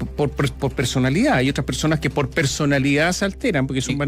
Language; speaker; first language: Spanish; native; Spanish